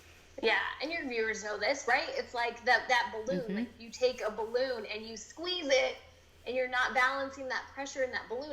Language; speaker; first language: English; native; English